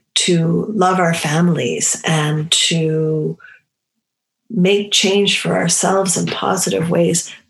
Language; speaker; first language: English; early bilingual, other home language; Romany